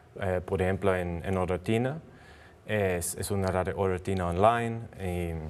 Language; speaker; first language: Spanish; non-native, learner; English